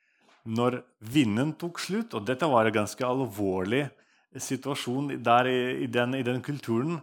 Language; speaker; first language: Norwegian; non-native, fluent; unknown